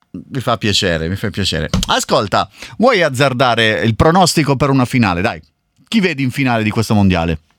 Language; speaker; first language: Italian; native; Italian